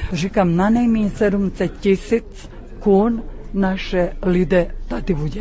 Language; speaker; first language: Czech; early bilingual, heritage; Czech